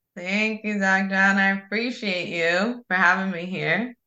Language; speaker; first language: English; early bilingual, other home language; Spanish